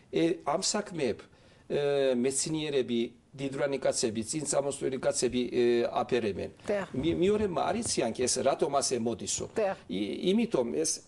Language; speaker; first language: Georgian; early bilingual, heritage; Turkish